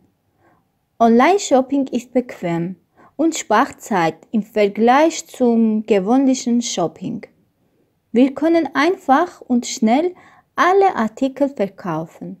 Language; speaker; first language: German; non-native, learner; Armenian